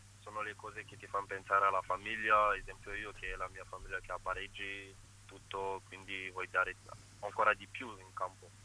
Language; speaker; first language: Italian; non-native, fluent; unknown